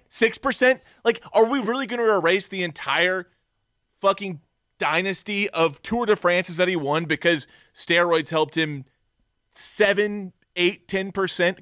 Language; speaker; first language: English; native; English